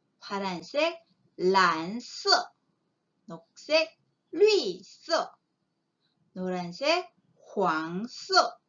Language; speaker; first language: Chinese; non-native, fluent; Korean